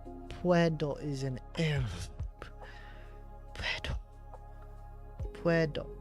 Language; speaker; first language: Spanish; non-native, learner; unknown